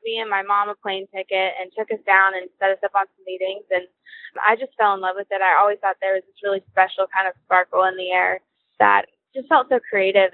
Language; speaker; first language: English; native; English